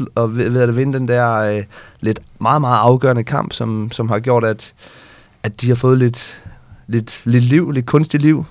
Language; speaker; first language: Danish; native; Danish